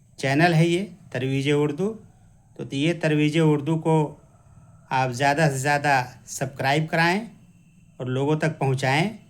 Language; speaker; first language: Hindi; native; Hindi